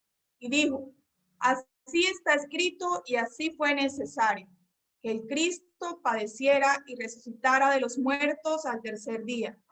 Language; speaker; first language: Spanish; native; Spanish